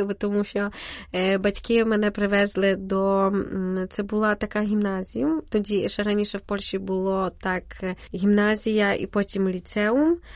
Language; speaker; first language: Ukrainian; native; Ukrainian